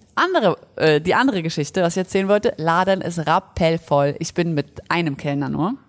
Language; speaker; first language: German; early bilingual, other home language; Polish